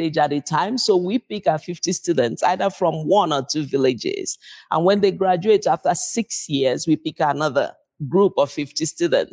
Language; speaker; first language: English; non-native, local second language; Igbo